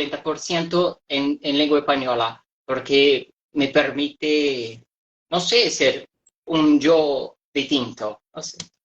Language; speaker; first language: Spanish; non-native, fluent; Portuguese